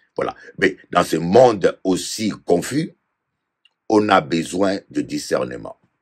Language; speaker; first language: French; non-native, local second language; Lingala